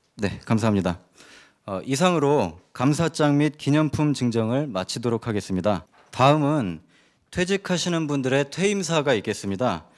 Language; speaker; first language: Korean; native; Korean